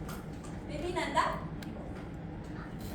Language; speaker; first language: English; non-native, learner; Indonesian